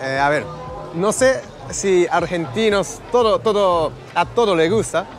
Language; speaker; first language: Spanish; non-native, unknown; Japanese